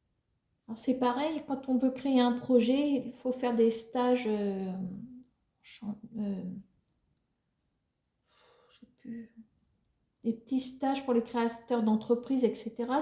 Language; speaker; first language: French; native; French